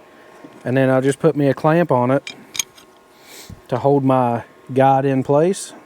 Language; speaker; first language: English; native; English